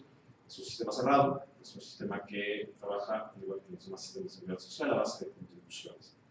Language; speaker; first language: Spanish; native; Spanish